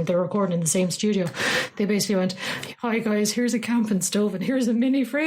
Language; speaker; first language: English; native; English